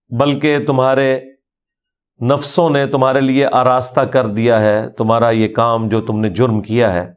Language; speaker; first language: Urdu; non-native, local second language; Punjabi